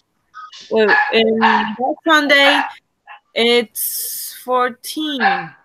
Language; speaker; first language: English; non-native, learner; Spanish